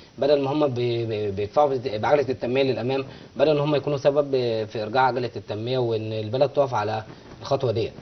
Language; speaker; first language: Egyptian Arabic; native; Egyptian Arabic